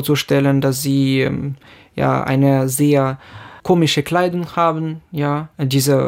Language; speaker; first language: German; non-native, fluent; Ukrainian